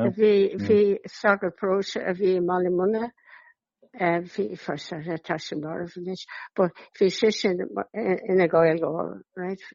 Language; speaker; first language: Irish; non-native, local second language; English